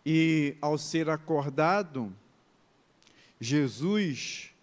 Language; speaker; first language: Portuguese; native; Portuguese